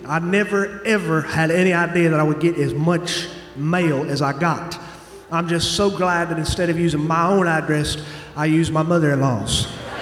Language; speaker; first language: English; native; English